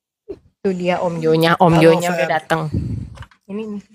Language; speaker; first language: Indonesian; native; Indonesian